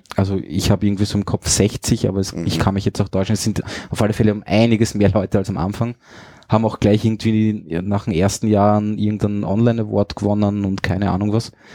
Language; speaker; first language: German; native; German